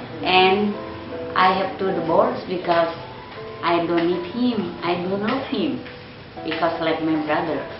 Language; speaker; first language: English; non-native, learner; Indonesian